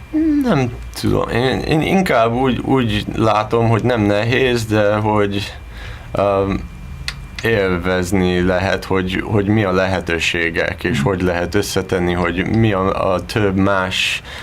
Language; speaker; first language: Hungarian; non-native, learner; English